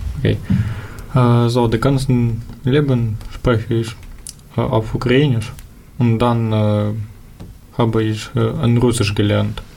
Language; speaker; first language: German; non-native, learner; Ukrainian